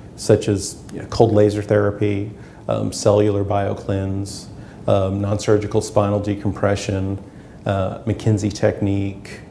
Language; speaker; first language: English; native; English